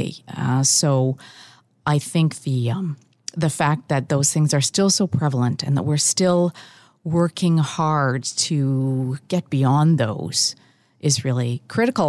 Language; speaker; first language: English; native; English